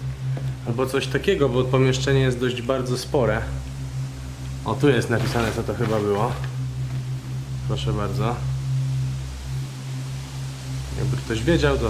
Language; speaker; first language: Polish; native; Polish